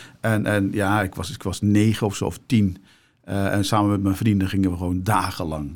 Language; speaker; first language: Dutch; early bilingual, other home language; Turkish